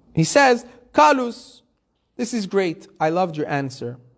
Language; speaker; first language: English; early bilingual, heritage; Persian